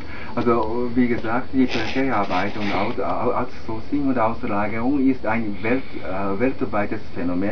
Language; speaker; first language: German; non-native, fluent; Japanese